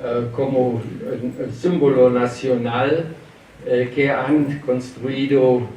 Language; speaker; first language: Spanish; non-native, learner; German